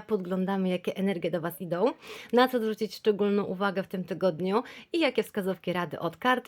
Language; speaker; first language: Polish; native; Polish